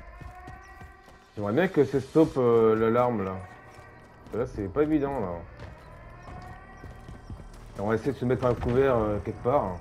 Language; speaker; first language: French; native; French